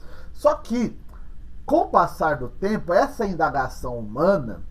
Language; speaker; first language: Portuguese; native; Portuguese